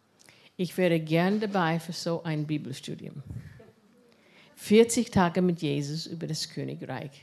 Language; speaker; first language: German; non-native, fluent; English